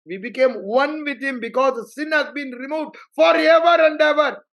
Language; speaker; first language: English; non-native, local second language; Tamil